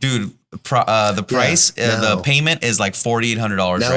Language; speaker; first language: English; native; English